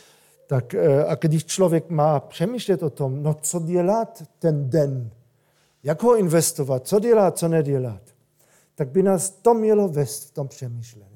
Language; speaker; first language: Czech; non-native, fluent; German